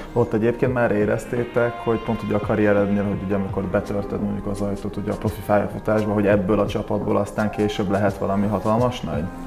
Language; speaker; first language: Hungarian; native; Hungarian